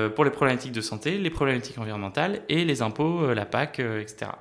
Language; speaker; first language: French; native; French